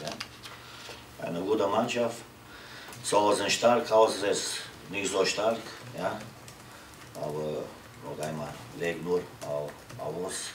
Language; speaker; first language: German; non-native, learner; Romanian